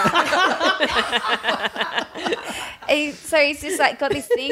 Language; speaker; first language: English; native; English